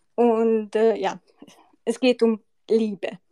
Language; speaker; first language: German; non-native, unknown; Hungarian